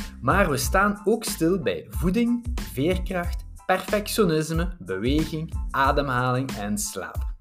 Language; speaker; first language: Dutch; native; Dutch